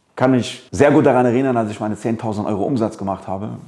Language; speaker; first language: German; early bilingual, other home language; Persian